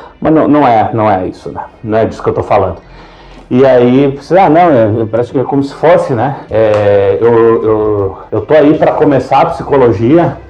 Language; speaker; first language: Portuguese; native; Portuguese